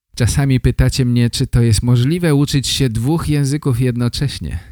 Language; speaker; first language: Polish; native; Polish